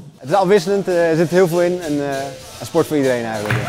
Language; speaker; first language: Dutch; native; Dutch